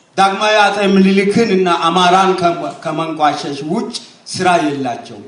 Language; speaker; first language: Amharic; non-native, local second language; Wolaytta